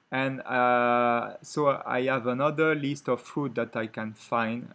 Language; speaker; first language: English; non-native, fluent; French